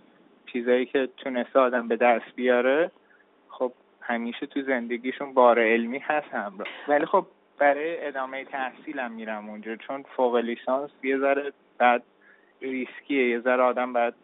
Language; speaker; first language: Persian; early bilingual, heritage; Persian